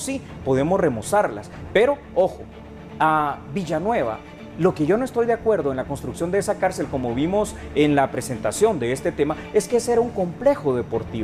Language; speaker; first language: Spanish; native; Spanish